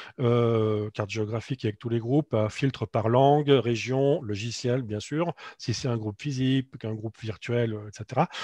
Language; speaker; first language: French; native; French